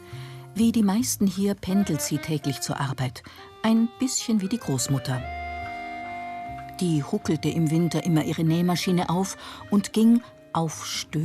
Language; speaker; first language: German; native; German